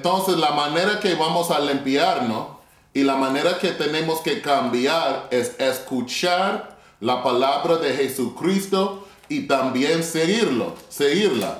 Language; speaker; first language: Spanish; non-native, fluent; English